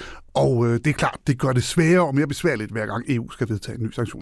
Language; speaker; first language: Danish; native; Danish